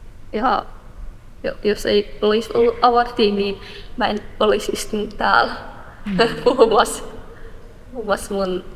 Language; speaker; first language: Finnish; non-native, fluent; Persian